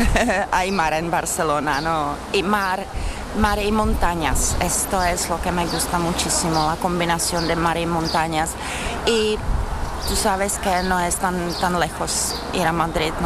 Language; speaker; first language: Spanish; non-native, fluent; Czech